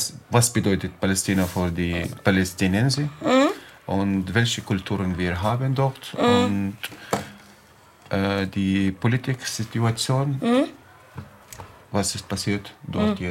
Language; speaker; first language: German; non-native, learner; Arabic